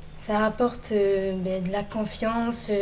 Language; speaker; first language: French; native; French